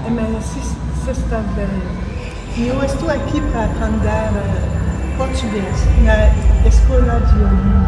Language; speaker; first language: Portuguese; non-native, learner; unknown